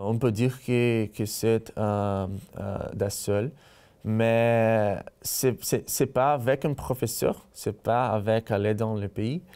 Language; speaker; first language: French; non-native, learner; Portuguese